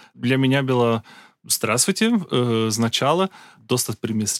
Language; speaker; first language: Russian; non-native, learner; Portuguese